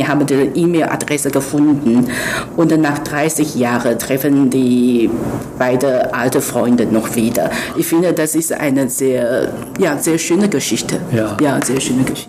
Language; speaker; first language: German; non-native, fluent; Chinese